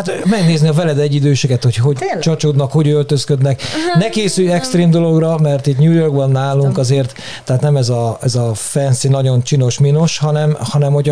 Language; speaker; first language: Hungarian; native; Hungarian